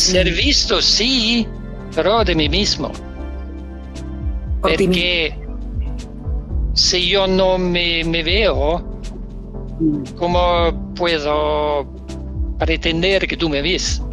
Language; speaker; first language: Spanish; non-native, learner; Danish